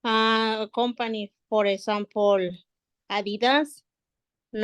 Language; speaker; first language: English; non-native, learner; Spanish